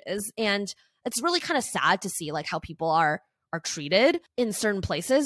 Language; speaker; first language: English; early bilingual, other home language; Chinese